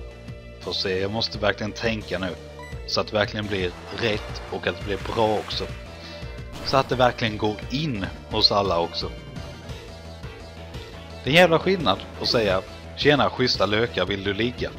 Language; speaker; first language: Swedish; native; Swedish